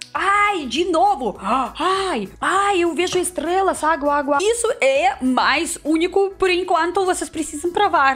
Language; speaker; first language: Portuguese; non-native, learner; Russian